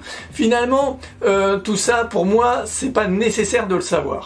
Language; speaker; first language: French; native; French